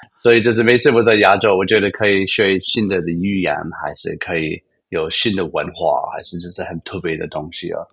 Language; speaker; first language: Chinese; non-native, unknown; English